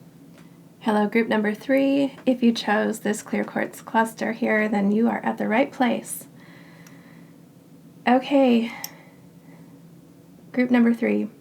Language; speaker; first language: English; native; English